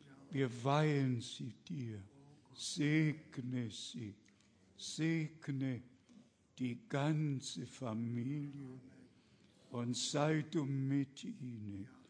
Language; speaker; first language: German; native; German